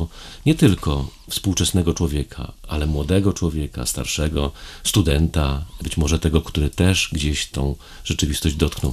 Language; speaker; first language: Polish; native; Polish